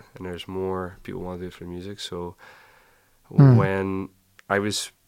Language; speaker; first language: English; native; English